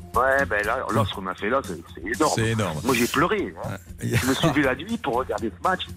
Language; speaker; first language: French; native; French